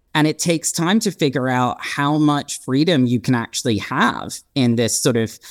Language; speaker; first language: English; native; English